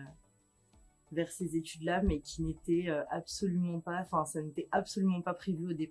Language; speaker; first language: French; native; French